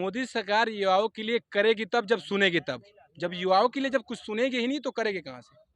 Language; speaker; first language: Hindi; non-native, local second language; Assamese